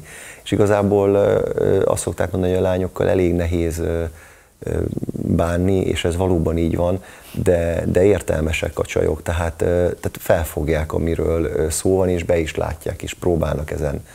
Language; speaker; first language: Hungarian; native; Hungarian